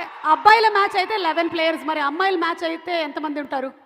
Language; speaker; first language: Telugu; native; Telugu